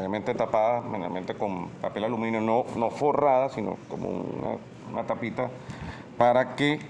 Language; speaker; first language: Spanish; native; Spanish